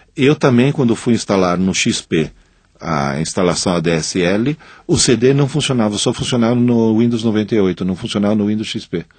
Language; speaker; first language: Portuguese; non-native, fluent; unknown